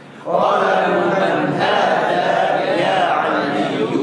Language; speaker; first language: Arabic; non-native, learner; Indonesian